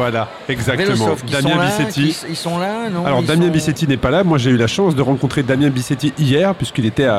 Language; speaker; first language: French; native; French